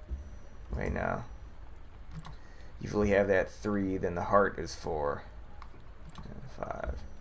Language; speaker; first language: English; native; English